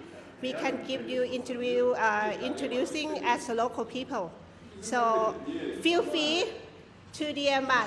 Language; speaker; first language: English; non-native, learner; Thai